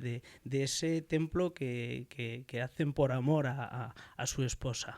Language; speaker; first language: Spanish; native; Spanish